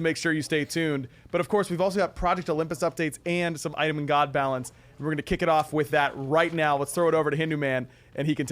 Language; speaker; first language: English; native; English